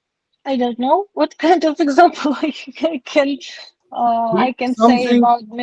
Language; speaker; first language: English; non-native, learner; Ukrainian